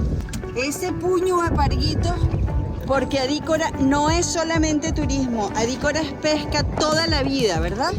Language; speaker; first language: Spanish; native; Spanish